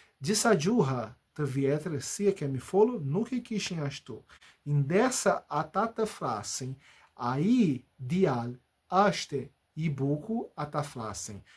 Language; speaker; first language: Albanian; non-native, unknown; Portuguese